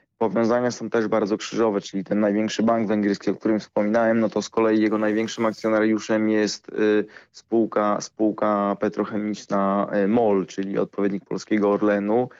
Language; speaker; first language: Polish; native; Polish